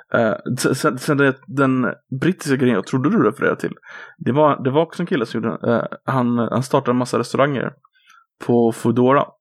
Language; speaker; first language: Swedish; native; Swedish